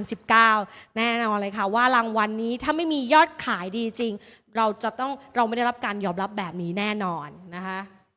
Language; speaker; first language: Thai; native; Thai